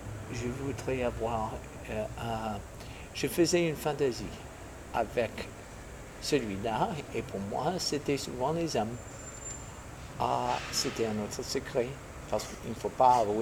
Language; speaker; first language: French; non-native, fluent; English